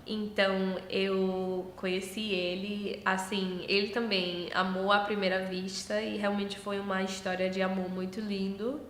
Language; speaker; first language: Portuguese; early bilingual, heritage; English